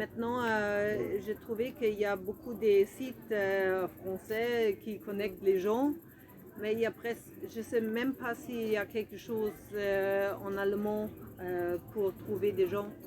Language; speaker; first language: French; non-native, fluent; German